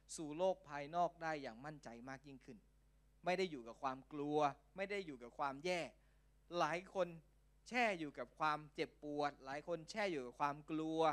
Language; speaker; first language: Thai; non-native, local second language; Lao